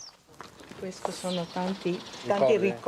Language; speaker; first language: Italian; non-native, fluent; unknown